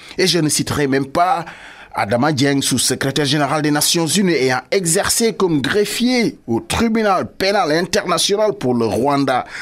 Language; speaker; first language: French; non-native, local second language; Wolof